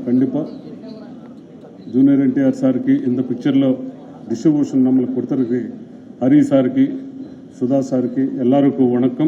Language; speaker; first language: Tamil; non-native, learner; Telugu